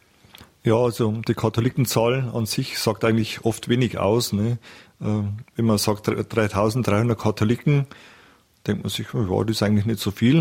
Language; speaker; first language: German; native; German